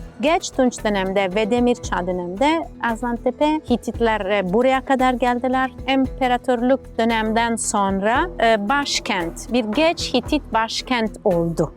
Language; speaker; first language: Turkish; non-native, learner; Italian